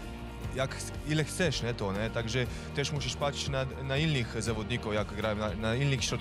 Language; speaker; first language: Polish; non-native, learner; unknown